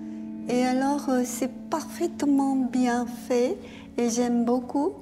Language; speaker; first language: French; non-native, fluent; Korean